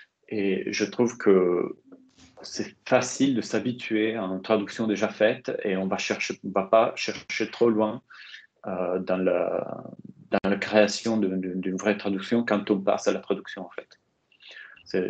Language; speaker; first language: French; non-native, fluent; Italian